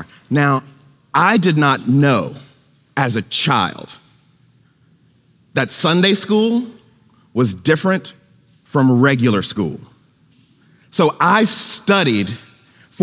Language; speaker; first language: English; native; English